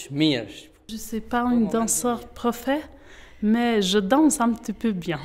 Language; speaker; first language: French; non-native, learner; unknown